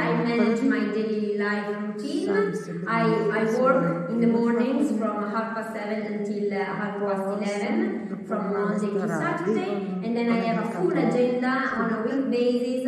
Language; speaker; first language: English; non-native, fluent; Italian